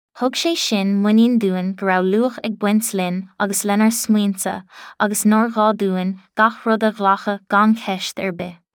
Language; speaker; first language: Irish; non-native, local second language; English